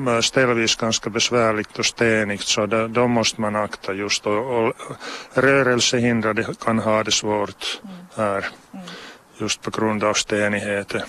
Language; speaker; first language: Swedish; non-native, local second language; Finnish